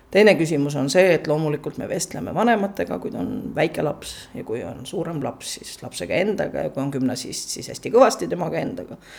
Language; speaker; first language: Estonian; native; Estonian